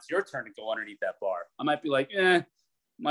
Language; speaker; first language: English; native; English